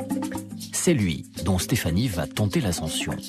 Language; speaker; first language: French; native; French